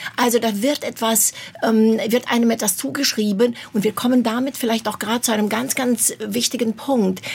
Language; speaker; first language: German; non-native, fluent; Romanian